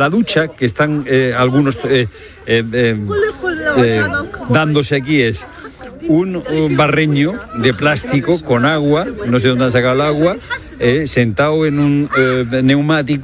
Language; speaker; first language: Spanish; native; Spanish